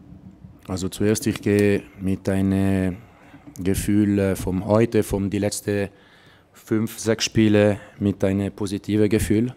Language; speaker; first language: German; non-native, local second language; Italian